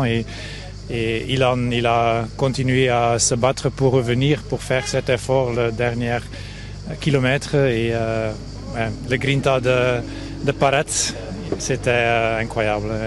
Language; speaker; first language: French; non-native, local second language; Dutch